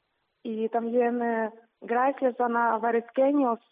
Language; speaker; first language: Spanish; non-native, learner; Ukrainian